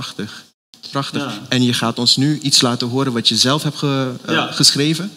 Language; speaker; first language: Dutch; native; Dutch